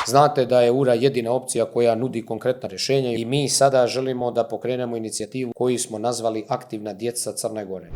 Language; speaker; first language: Bosnian; non-native, local second language; Albanian